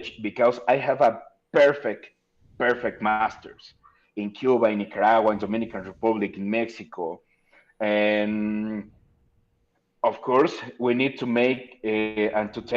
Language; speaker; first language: English; non-native, learner; Spanish